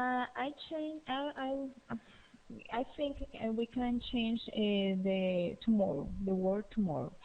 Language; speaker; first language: English; non-native, learner; Spanish